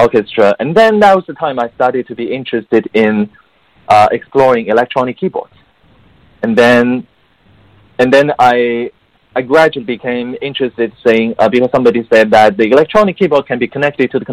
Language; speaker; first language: English; non-native, fluent; Chinese